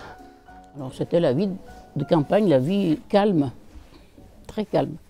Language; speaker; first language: French; native; French